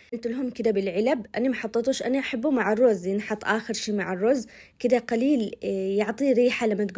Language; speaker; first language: Arabic; native; Arabic